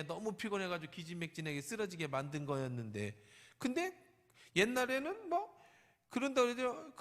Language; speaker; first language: Korean; native; Korean